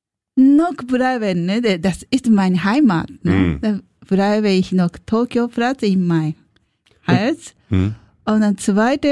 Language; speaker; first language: German; non-native, learner; Japanese